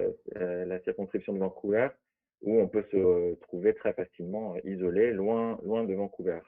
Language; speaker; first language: French; native; French